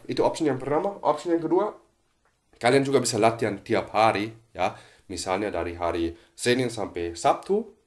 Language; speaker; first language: Indonesian; non-native, fluent; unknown